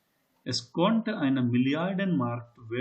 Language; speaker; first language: German; non-native, learner; Hindi